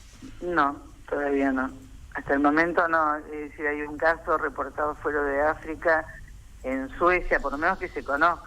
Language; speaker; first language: Spanish; native; Spanish